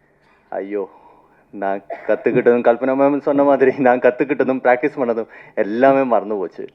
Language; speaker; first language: Tamil; non-native, fluent; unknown